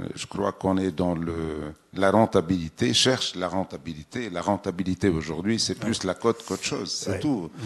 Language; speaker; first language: French; non-native, local second language; Arabic